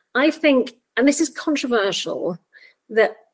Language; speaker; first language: English; native; English